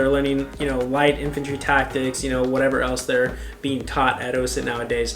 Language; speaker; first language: English; native; English